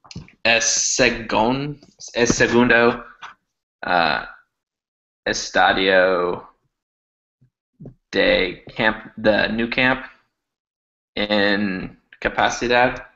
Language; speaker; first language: Spanish; non-native, learner; English